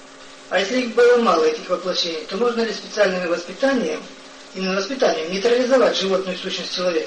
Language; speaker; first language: Russian; native; Russian